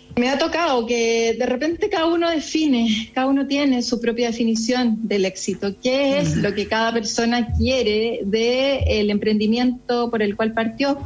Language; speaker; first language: Spanish; native; Spanish